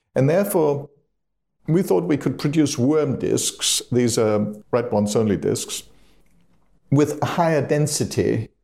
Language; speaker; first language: English; non-native, fluent; German